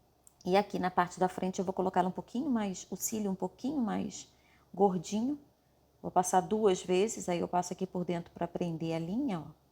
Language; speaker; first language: Portuguese; native; Portuguese